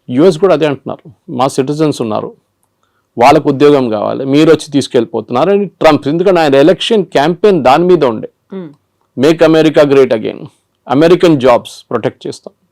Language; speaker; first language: Telugu; non-native, local second language; Malayalam